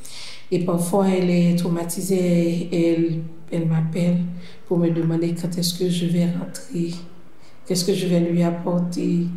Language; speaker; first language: French; non-native, local second language; Haitian Creole